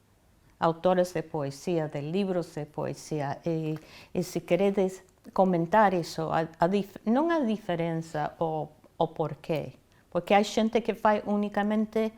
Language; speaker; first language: Galician; non-native, fluent; English